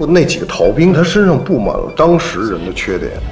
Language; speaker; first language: Chinese; native; Chinese